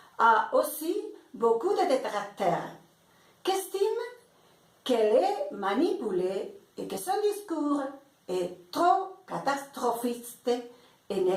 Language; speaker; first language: French; non-native, fluent; Spanish